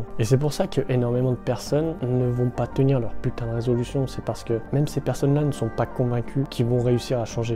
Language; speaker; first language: French; native; French